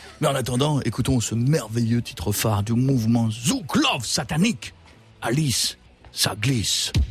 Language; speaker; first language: French; native; French